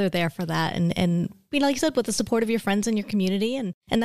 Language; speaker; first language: English; native; English